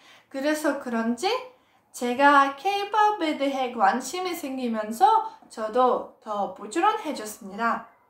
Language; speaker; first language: Korean; non-native, fluent; Russian